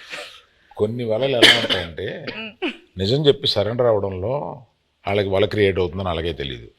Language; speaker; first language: Telugu; native; Telugu